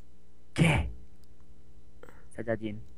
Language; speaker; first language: Spanish; native; Spanish